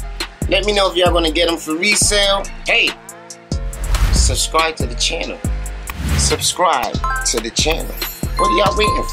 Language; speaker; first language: English; native; English